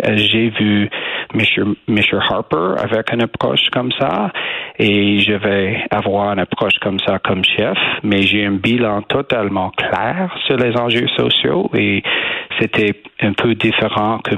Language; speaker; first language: French; non-native, learner; English